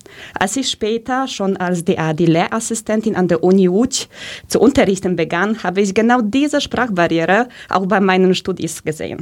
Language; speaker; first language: German; early bilingual, other home language; Polish